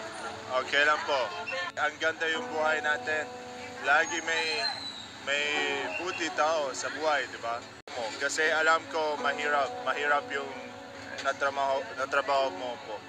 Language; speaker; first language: Filipino; non-native, learner; Arabic